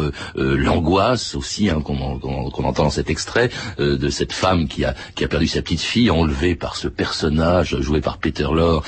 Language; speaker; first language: French; native; French